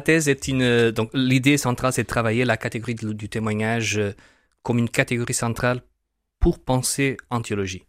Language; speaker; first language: French; non-native, fluent; Portuguese